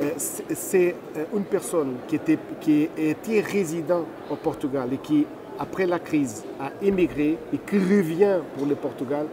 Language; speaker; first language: French; non-native, fluent; Portuguese